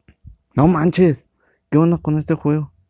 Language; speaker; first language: Spanish; native; Spanish